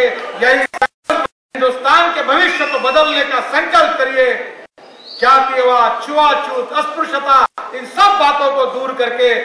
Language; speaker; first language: Hindi; non-native, local second language; Marathi